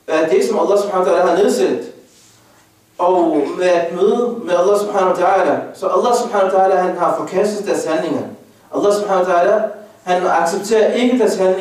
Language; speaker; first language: Danish; non-native, fluent; Arabic